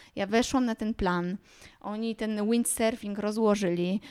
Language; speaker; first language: Polish; native; Polish